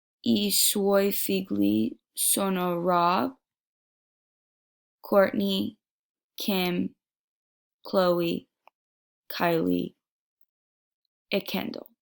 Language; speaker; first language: Italian; non-native, learner; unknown